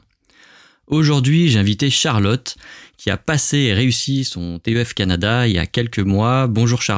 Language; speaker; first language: French; native; French